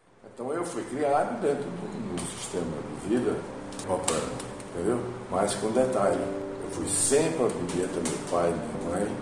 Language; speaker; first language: Portuguese; native; Portuguese